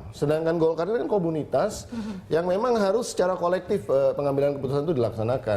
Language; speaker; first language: Indonesian; native; Indonesian